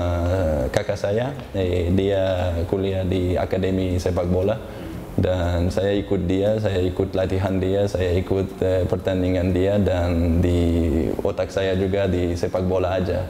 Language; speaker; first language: Indonesian; non-native, learner; Uzbek